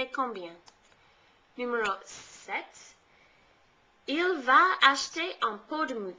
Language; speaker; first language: French; non-native, fluent; English